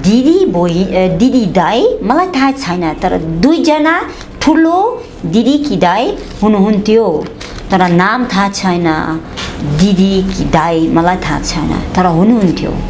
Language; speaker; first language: Nepali; non-native, learner; Dutch